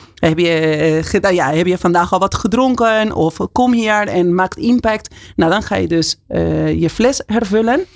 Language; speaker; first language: Dutch; non-native, fluent; Spanish